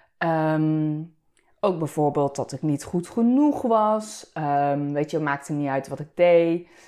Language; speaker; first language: Dutch; early bilingual, other home language; Turkish